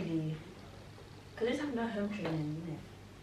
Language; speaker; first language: English; native; English